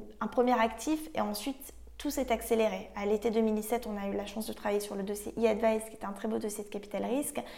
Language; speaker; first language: French; native; French